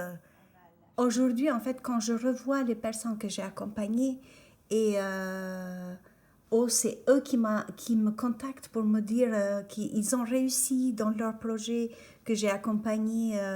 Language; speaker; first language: French; non-native, fluent; Albanian